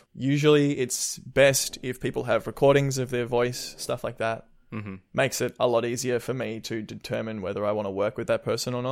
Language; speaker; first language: English; native; English